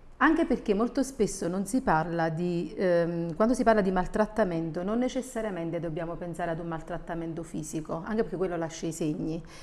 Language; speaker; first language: Italian; native; Italian